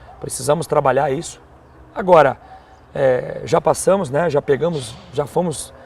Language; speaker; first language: Portuguese; native; Portuguese